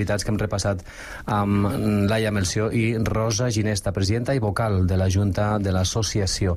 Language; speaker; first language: Catalan; native; Catalan